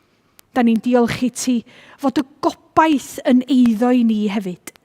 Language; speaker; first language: Welsh; native; Welsh